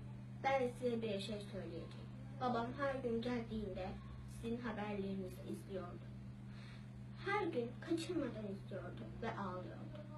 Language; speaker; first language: Turkish; early bilingual, other home language; Uyghur